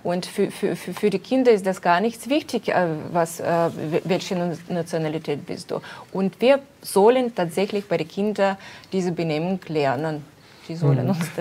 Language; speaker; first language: German; non-native, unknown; Russian